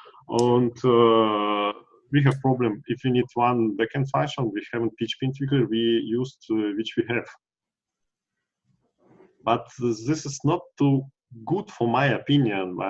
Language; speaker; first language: English; non-native, learner; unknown